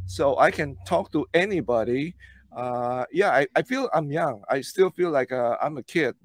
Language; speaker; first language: English; non-native, local second language; Filipino